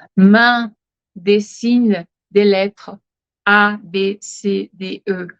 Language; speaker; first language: French; non-native, fluent; Portuguese